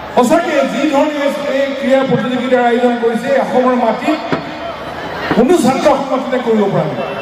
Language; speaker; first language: Assamese; native; Assamese